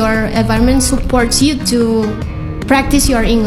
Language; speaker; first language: English; non-native, fluent; Indonesian